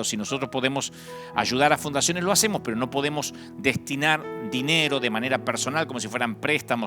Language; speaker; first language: Spanish; native; Spanish